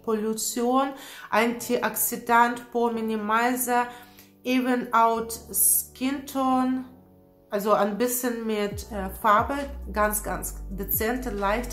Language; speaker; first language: German; non-native, fluent; Russian